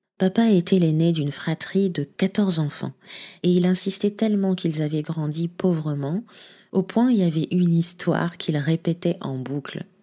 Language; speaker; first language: French; non-native, local second language; Lingala